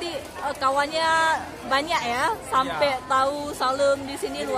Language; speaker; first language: Indonesian; native; Indonesian